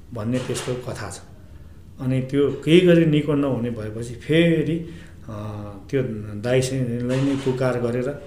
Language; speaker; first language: Nepali; non-native, local second language; Eastern Tamang